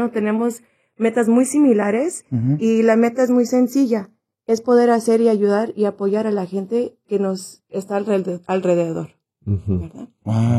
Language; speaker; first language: Spanish; early bilingual, heritage; Spanish